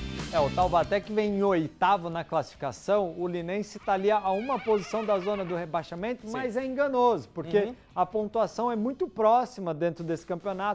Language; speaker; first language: Portuguese; native; Portuguese